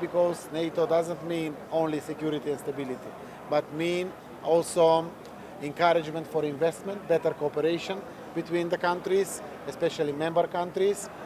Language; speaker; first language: English; non-native, fluent; Macedonian